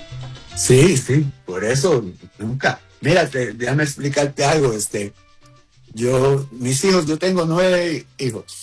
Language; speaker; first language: Spanish; early bilingual, heritage; Spanish